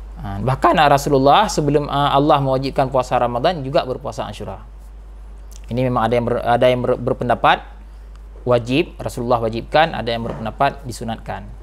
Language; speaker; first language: Malay; non-native, local second language; Achinese